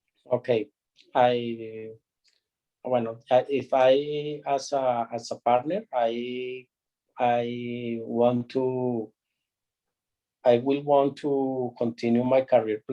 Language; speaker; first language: English; non-native, learner; Spanish